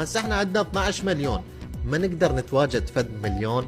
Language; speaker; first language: Arabic; native; Arabic